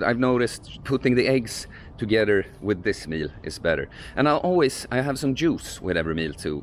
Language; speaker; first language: English; non-native, fluent; Swedish